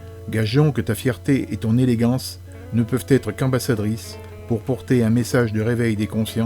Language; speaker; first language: French; native; French